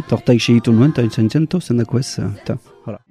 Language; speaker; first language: Basque; native; Basque